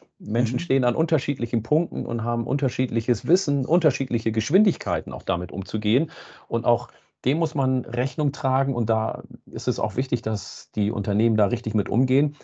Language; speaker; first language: German; native; German